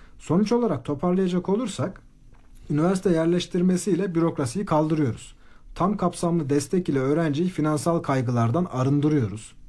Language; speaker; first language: Turkish; native; Turkish